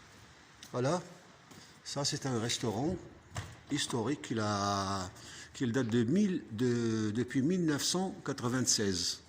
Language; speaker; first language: French; non-native, fluent; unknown